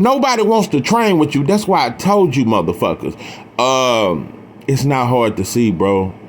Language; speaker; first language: English; native; English